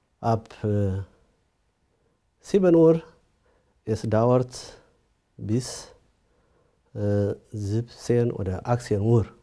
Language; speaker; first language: German; non-native, learner; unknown